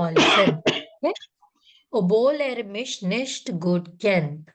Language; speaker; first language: German; non-native, fluent; Malayalam